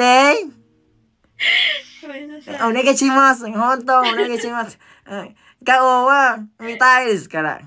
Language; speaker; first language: Japanese; non-native, learner; Vietnamese